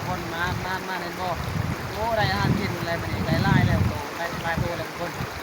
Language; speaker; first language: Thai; non-native, local second language; Northeastern Thai